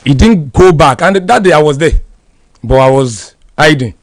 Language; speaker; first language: English; non-native, local second language; Yoruba